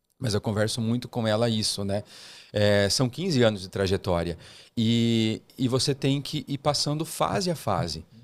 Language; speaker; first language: Portuguese; early bilingual, heritage; Portuguese